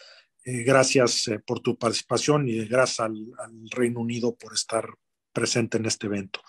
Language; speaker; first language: Spanish; native; Spanish